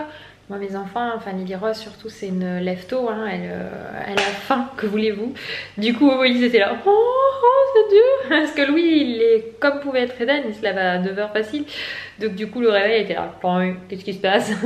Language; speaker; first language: French; native; French